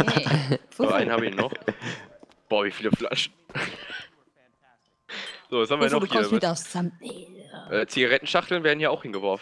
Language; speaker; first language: German; native; German